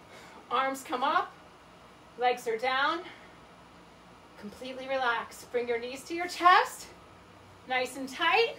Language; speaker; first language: English; native; English